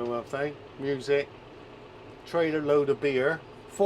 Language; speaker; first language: English; native; English